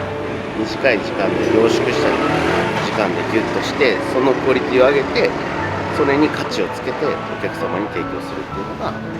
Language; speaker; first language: Japanese; native; Japanese